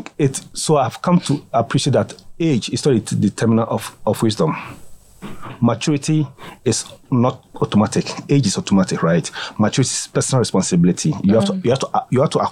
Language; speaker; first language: English; non-native, local second language; Akan